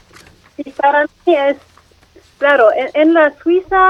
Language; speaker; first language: Spanish; non-native, learner; French